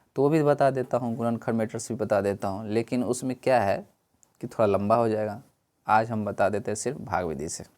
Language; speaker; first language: Hindi; native; Hindi